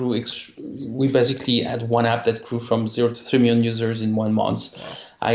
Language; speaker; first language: English; non-native, fluent; French